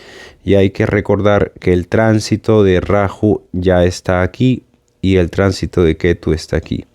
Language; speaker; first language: Spanish; native; Spanish